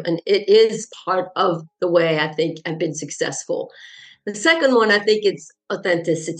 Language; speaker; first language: English; non-native, fluent; French